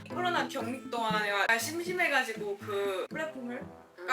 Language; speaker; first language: Korean; non-native, fluent; Chinese